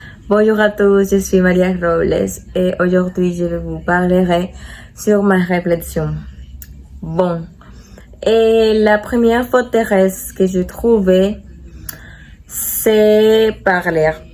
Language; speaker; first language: French; non-native, learner; Spanish